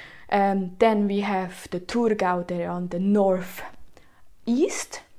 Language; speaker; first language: English; non-native, fluent; German